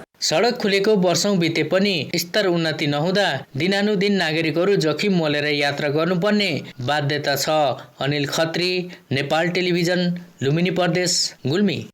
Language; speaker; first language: Nepali; native; Nepali